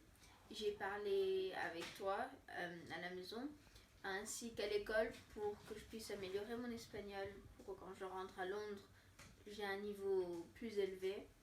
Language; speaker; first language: French; non-native, fluent; English